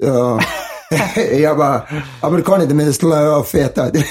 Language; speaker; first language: Swedish; early bilingual, other home language; Somali